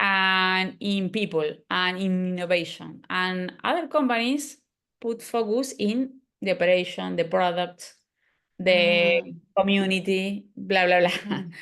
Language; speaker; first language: English; non-native, learner; Spanish